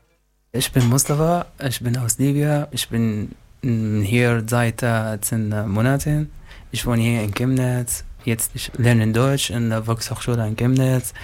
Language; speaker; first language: German; non-native, learner; Arabic